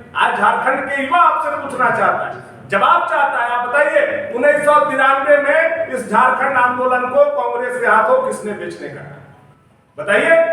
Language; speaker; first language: Hindi; native; Hindi